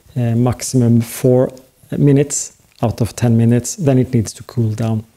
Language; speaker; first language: English; non-native, fluent; Norwegian